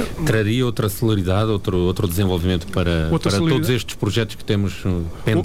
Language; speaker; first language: Portuguese; native; Portuguese